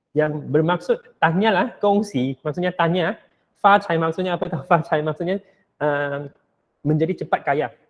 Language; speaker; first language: Malay; non-native, local second language; Min Nan Chinese